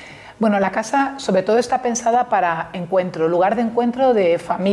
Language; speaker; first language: Spanish; native; Spanish